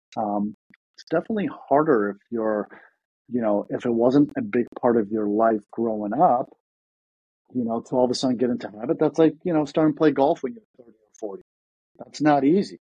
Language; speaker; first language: English; early bilingual, other home language; Russian